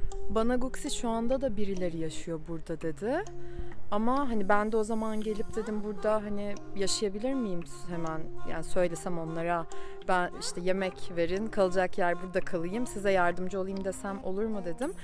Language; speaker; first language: Turkish; native; Turkish